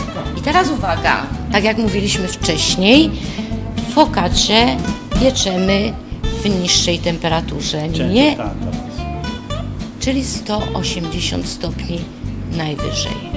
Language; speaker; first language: Polish; non-native, fluent; Italian